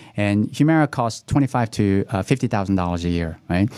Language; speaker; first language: English; early bilingual, other home language; Korean